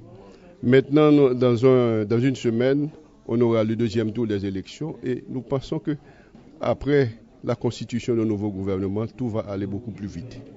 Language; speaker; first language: French; native; French